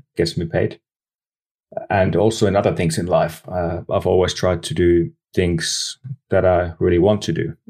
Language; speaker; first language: English; non-native, fluent; Finnish